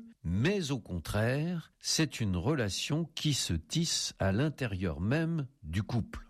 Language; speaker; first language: French; native; French